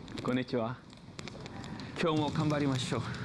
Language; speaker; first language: Japanese; non-native, learner; Korean